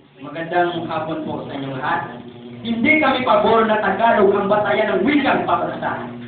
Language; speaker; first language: Filipino; non-native, local second language; Cebuano